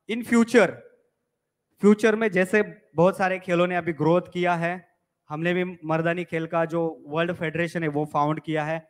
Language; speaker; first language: Hindi; non-native, local second language; Marathi